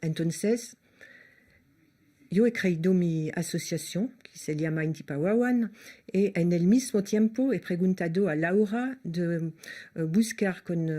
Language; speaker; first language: Spanish; non-native, fluent; French